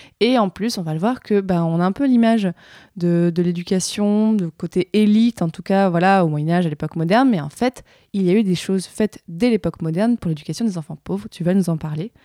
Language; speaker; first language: French; native; French